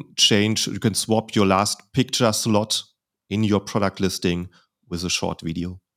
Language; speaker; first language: English; non-native, fluent; German